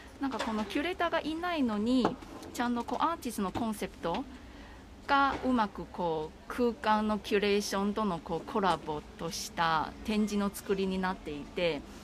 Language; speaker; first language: Japanese; non-native, fluent; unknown